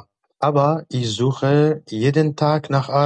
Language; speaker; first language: German; non-native, learner; Arabic